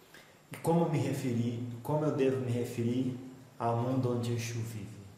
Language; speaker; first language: Portuguese; native; Portuguese